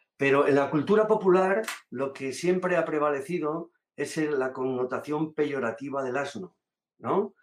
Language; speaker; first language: Spanish; native; Spanish